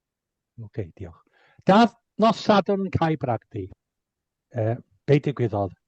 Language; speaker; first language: Welsh; native; Welsh